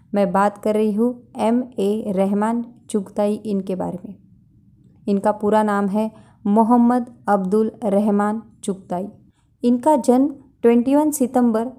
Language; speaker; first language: Hindi; non-native, local second language; Marathi